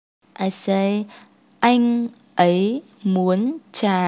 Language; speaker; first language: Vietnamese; non-native, fluent; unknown